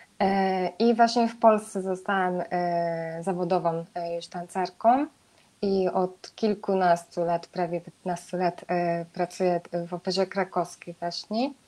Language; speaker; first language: Polish; non-native, fluent; Japanese